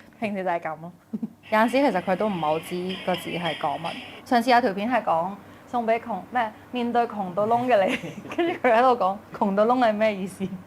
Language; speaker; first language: Cantonese; native; Cantonese